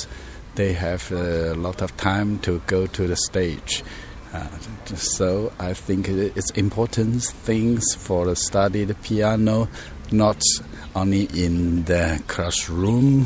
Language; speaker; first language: English; non-native, learner; Chinese